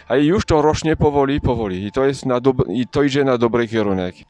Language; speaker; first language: Polish; early bilingual, heritage; French